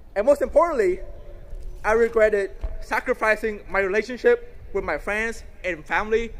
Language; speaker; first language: English; non-native, fluent; Vietnamese